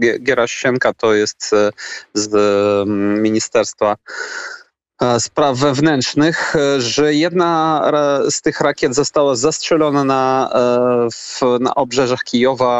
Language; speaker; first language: Polish; non-native, fluent; Ukrainian